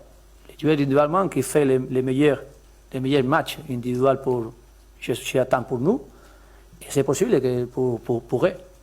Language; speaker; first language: French; non-native, learner; Spanish